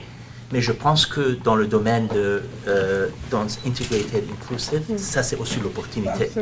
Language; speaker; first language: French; non-native, fluent; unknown